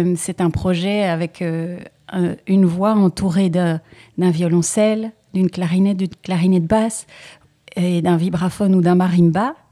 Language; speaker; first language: French; native; French